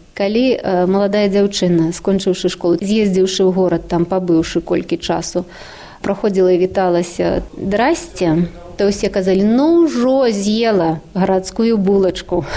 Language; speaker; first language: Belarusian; non-native, local second language; Russian